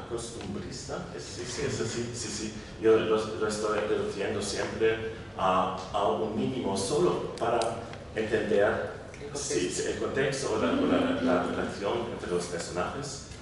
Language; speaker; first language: Spanish; non-native, learner; German